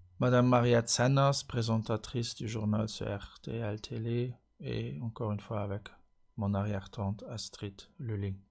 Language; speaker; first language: French; non-native, local second language; Luxembourgish